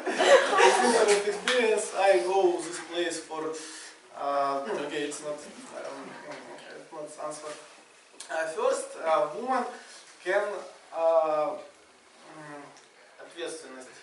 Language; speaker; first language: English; non-native, learner; Russian